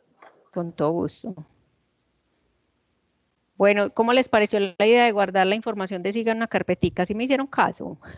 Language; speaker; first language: Spanish; native; Spanish